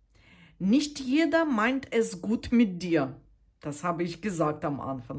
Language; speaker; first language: German; non-native, fluent; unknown